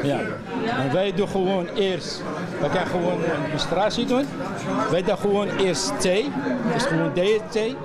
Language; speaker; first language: Dutch; non-native, learner; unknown